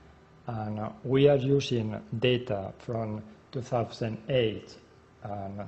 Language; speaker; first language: English; non-native, learner; Spanish